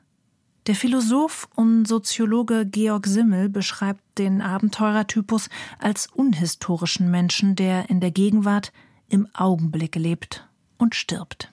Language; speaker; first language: German; native; German